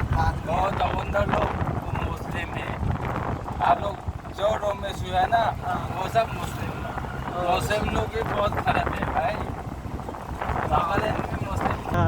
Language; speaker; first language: Hindi; non-native, local second language; Bangla